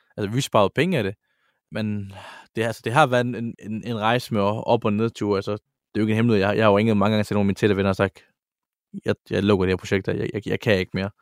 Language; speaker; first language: Danish; early bilingual, other home language; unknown